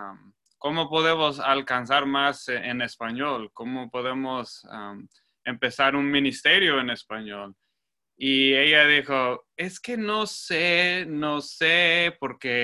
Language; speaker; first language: Spanish; non-native, fluent; English